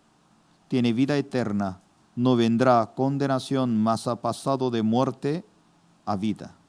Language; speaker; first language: Spanish; non-native, fluent; Korean